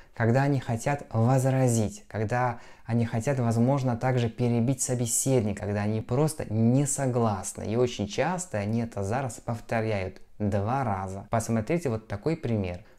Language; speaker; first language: Russian; non-native, fluent; Polish